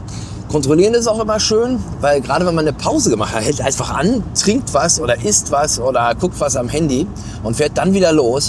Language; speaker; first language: German; native; German